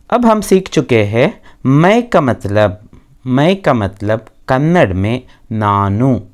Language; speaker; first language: Hindi; non-native, local second language; Kannada